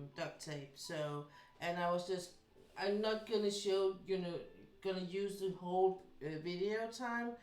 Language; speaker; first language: English; non-native, fluent; Danish